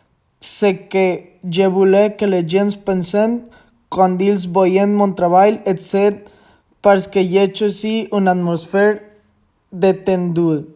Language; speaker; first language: French; non-native, learner; Spanish